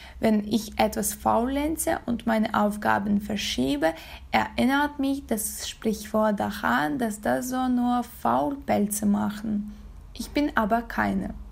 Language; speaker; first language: German; non-native, learner; Russian